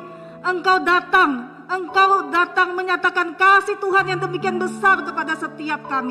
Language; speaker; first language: Malay; native; Malay